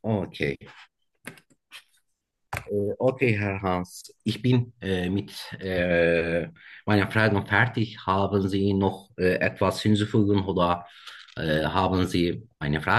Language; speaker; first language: German; non-native, learner; Turkish